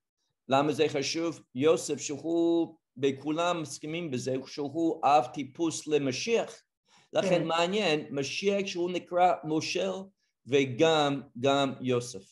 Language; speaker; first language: Hebrew; non-native, fluent; English